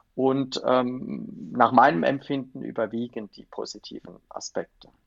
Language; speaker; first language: German; native; German